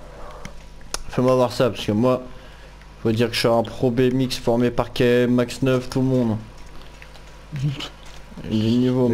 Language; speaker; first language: French; native; French